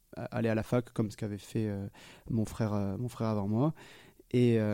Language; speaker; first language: French; native; French